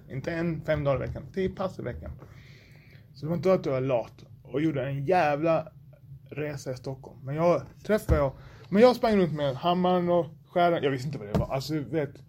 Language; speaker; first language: Swedish; native; Swedish